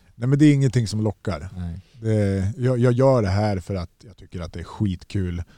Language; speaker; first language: Swedish; native; Swedish